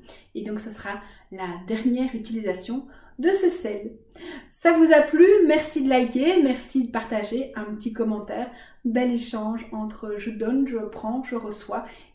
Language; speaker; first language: French; native; French